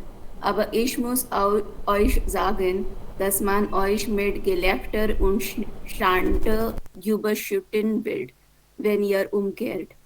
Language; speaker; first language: German; non-native, learner; Hindi